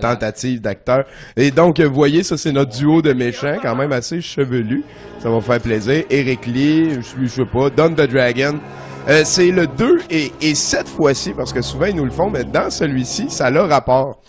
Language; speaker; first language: French; native; French